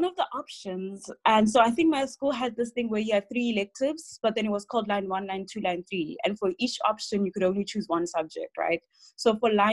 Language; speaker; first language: English; non-native, local second language; Tswana